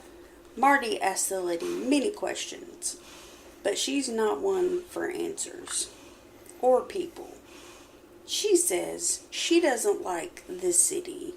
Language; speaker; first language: English; native; English